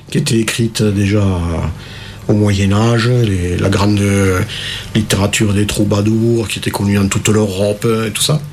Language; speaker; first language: French; native; French